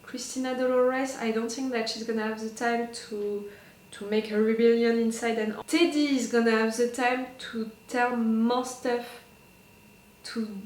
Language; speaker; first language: English; non-native, fluent; French